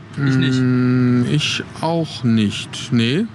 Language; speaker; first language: German; native; German